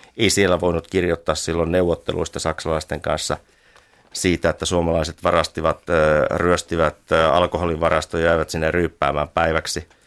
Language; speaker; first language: Finnish; native; Finnish